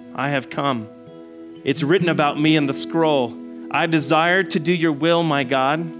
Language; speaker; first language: English; native; English